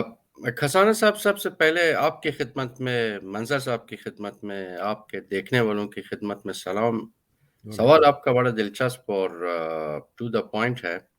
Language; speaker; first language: Hindi; non-native, fluent; Persian